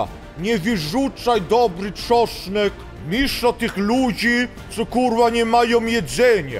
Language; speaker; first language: Polish; early bilingual, heritage; Polish